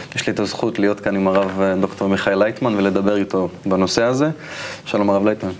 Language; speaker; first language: Hebrew; native; Hebrew